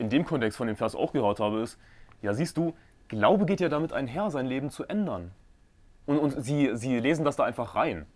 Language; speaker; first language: German; native; German